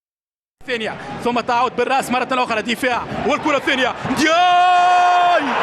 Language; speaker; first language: Arabic; native; Arabic